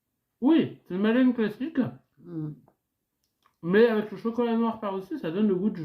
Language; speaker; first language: French; native; French